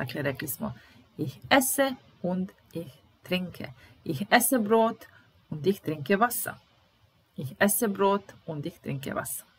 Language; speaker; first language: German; non-native, fluent; Serbian